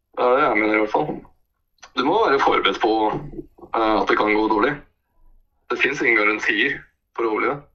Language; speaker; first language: Norwegian; native; Norwegian